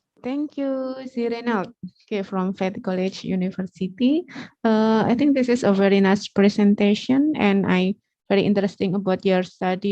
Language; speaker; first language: English; non-native, learner; Indonesian